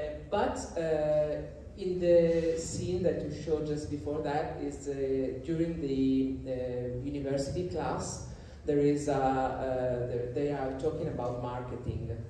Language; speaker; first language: English; non-native, fluent; Italian